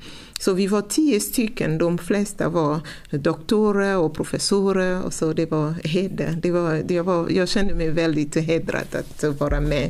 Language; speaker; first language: Swedish; non-native, fluent; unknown